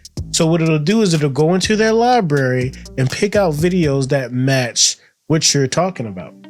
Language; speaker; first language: English; native; English